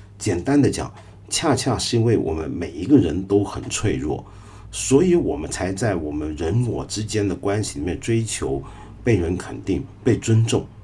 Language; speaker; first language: Chinese; non-native, local second language; Cantonese